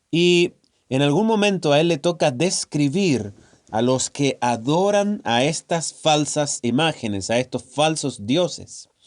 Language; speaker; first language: Spanish; native; Spanish